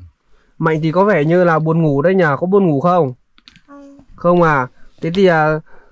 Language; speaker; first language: Vietnamese; native; Vietnamese